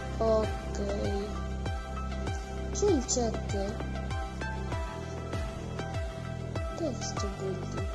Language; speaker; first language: Italian; early bilingual, other home language; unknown